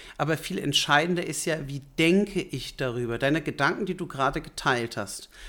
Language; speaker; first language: German; native; German